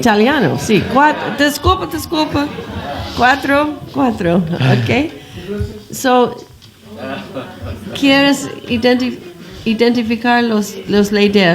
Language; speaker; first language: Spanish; non-native, learner; English